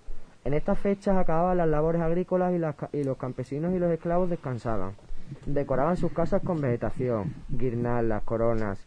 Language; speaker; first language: Spanish; native; Spanish